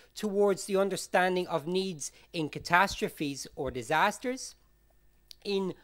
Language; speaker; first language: English; native; English